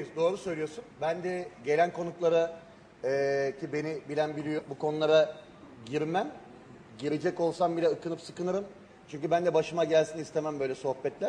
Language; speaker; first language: Turkish; native; Turkish